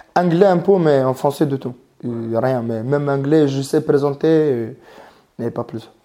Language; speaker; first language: French; non-native, fluent; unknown